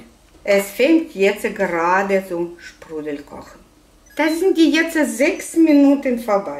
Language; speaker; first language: German; non-native, fluent; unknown